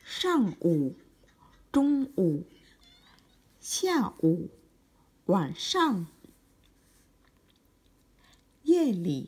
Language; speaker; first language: Chinese; non-native, learner; Vietnamese